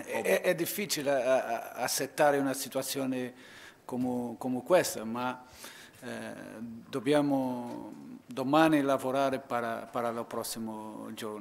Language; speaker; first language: Italian; non-native, fluent; Portuguese